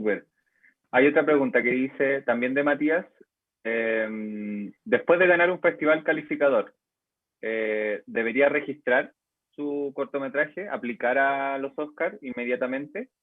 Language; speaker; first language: Spanish; native; Spanish